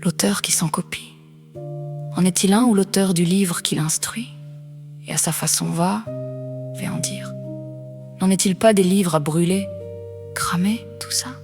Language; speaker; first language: French; native; French